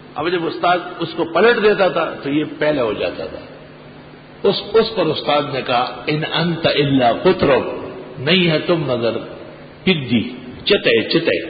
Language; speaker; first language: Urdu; non-native, local second language; Pashto